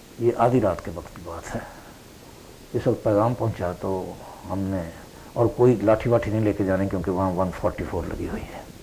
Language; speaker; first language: Urdu; non-native, local second language; Punjabi